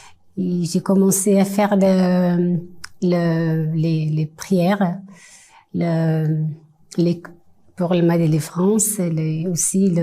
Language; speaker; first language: French; non-native, fluent; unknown